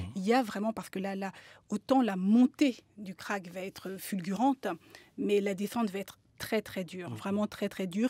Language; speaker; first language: French; native; French